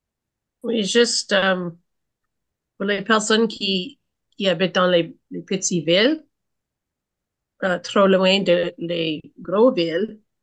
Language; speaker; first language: French; non-native, local second language; English